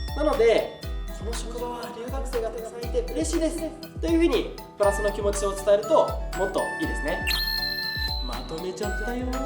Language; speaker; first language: Japanese; native; Japanese